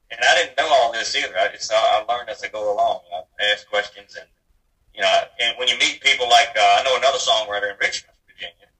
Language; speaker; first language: English; native; English